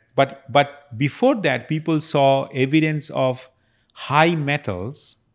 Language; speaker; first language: English; non-native, local second language; Bangla